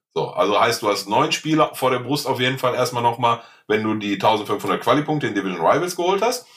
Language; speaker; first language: German; native; German